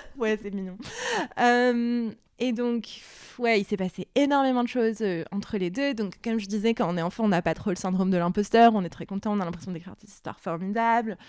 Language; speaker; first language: French; non-native, local second language; Arabic